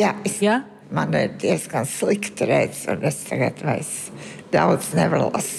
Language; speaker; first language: Latvian; early bilingual, heritage; Latvian